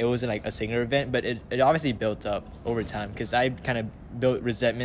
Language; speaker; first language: English; early bilingual, other home language; Vietnamese